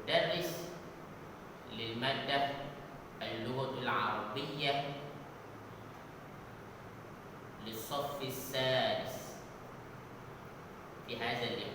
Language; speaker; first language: Arabic; non-native, fluent; Malay